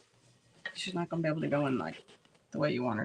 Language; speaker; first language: English; native; English